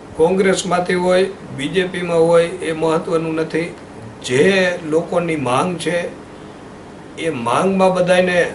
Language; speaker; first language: Gujarati; native; Gujarati